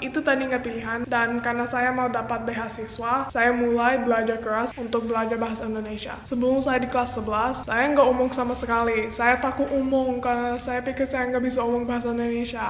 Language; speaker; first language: Indonesian; non-native, local second language; English